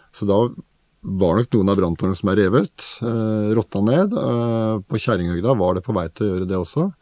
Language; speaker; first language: Norwegian; native; Norwegian